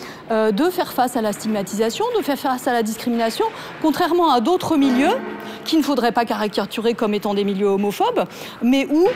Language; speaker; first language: French; native; French